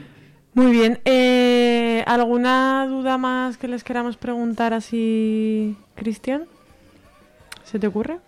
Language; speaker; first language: Spanish; native; Spanish